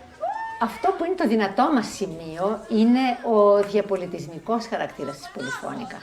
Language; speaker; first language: Greek; native; Greek